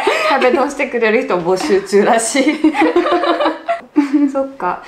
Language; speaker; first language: Japanese; non-native, fluent; Russian